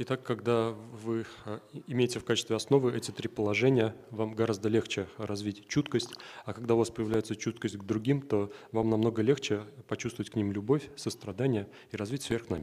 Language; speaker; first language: Russian; native; Russian